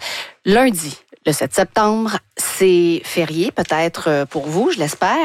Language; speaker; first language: French; native; French